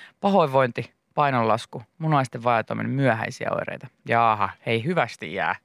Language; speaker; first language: Finnish; native; Finnish